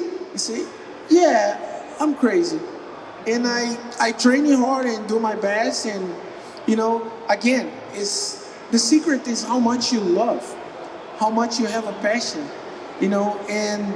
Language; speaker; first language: English; non-native, learner; Portuguese